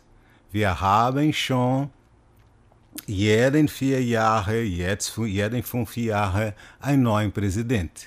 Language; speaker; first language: German; non-native, fluent; Portuguese